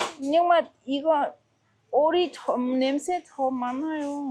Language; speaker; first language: Korean; non-native, learner; Vietnamese